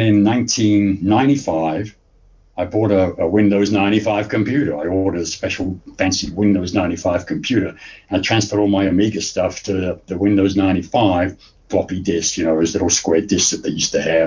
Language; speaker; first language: English; native; English